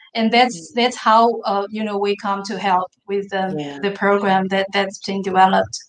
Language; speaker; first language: English; non-native, fluent; Chinese